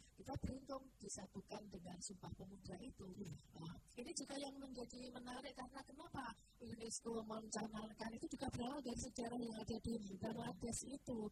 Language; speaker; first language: Indonesian; non-native, local second language; Javanese